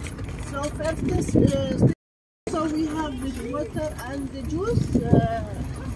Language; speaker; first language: English; non-native, learner; Arabic